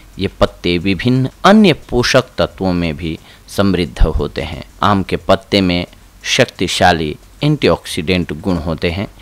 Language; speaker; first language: Hindi; native; Hindi